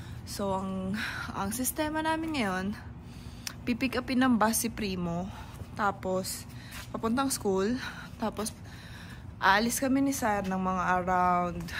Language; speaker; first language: Filipino; native; Filipino